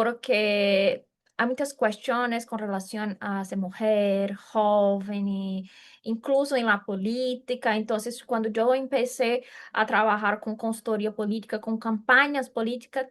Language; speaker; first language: Spanish; non-native, fluent; Portuguese